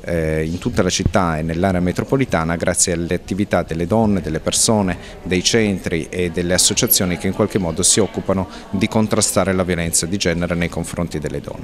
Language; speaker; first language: Italian; native; Italian